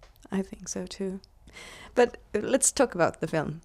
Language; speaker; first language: English; non-native, fluent; Swedish